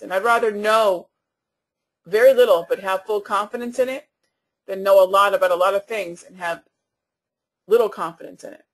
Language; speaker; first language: English; native; English